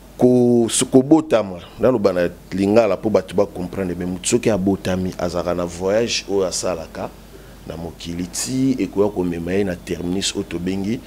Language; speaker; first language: Lingala; non-native, local second language; Kongo